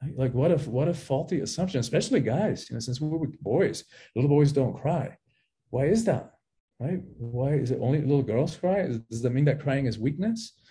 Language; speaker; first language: English; early bilingual, other home language; Spanish